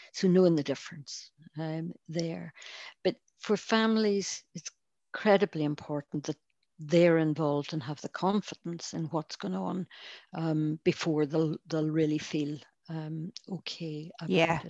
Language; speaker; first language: English; native; English